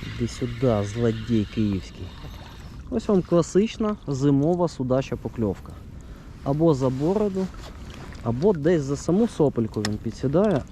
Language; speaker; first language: Ukrainian; non-native, local second language; Russian